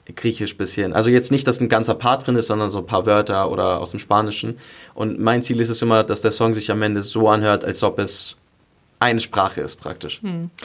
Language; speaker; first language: German; early bilingual, other home language; Greek